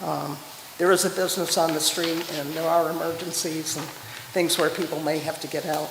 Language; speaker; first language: English; native; English